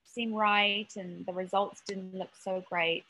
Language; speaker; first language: English; native; English